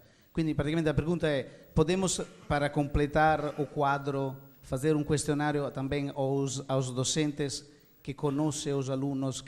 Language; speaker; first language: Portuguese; non-native, learner; Italian